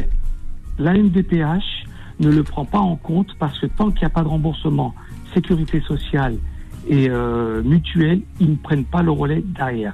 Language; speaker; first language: French; native; French